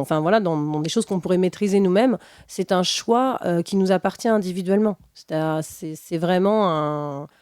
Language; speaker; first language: French; native; French